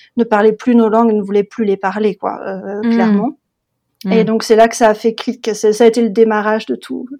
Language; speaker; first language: French; native; French